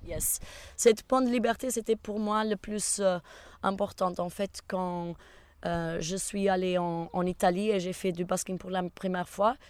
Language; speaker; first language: French; non-native, fluent; Portuguese